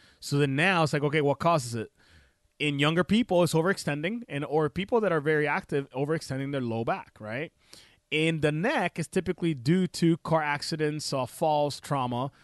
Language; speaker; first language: English; non-native, fluent; Spanish